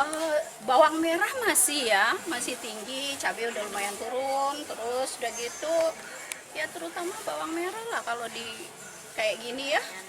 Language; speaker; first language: Indonesian; non-native, local second language; Sundanese